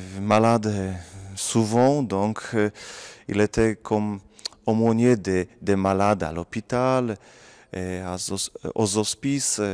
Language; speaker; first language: French; non-native, fluent; Polish